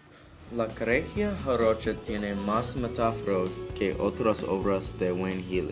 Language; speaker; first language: Spanish; non-native, learner; English